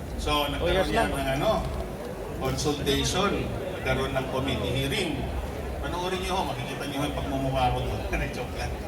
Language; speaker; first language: Filipino; non-native, local second language; Iloko